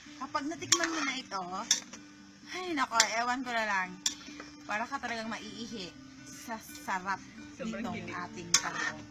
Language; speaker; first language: Filipino; non-native, local second language; Cebuano